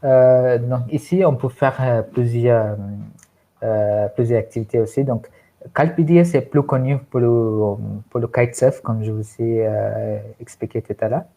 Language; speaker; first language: French; non-native, fluent; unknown